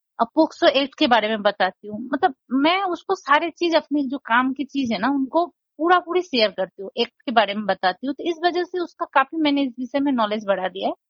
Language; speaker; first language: Hindi; non-native, local second language; Nepali